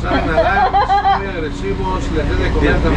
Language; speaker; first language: Spanish; native; Spanish